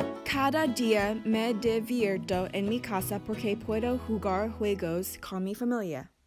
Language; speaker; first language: Spanish; non-native, learner; English